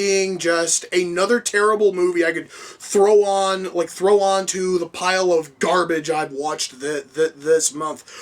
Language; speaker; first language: English; native; English